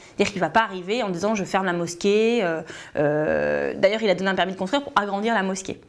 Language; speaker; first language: French; native; French